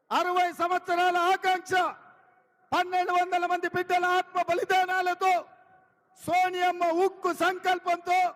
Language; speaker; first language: Telugu; native; Telugu